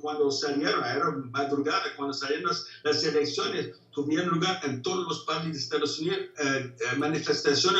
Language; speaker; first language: Spanish; non-native, fluent; English